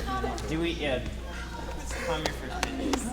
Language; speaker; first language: English; native; English